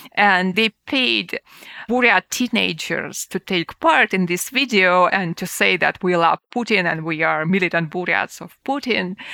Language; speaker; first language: English; non-native, fluent; Russian